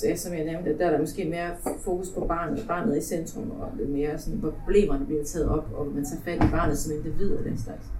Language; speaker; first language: Danish; early bilingual, other home language; Polish